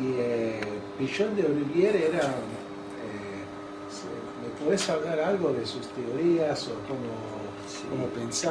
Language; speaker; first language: Spanish; non-native, fluent; English